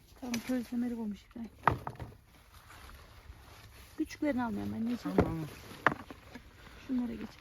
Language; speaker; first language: Turkish; native; Turkish